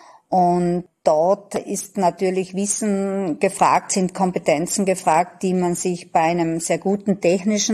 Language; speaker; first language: German; native; German